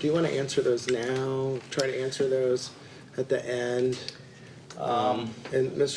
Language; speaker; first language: English; native; English